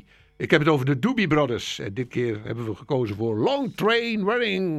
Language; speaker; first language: Dutch; native; Dutch